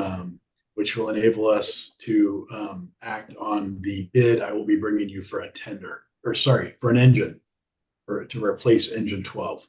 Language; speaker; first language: English; native; English